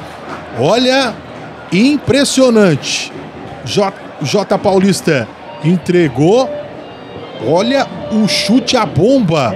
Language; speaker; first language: Portuguese; native; Portuguese